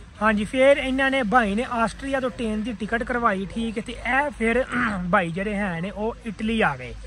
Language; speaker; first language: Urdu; non-native, local second language; Punjabi